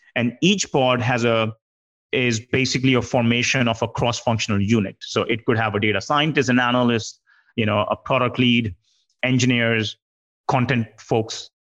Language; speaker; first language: English; non-native, local second language; Hindi